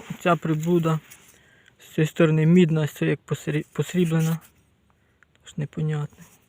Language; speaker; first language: Ukrainian; native; Ukrainian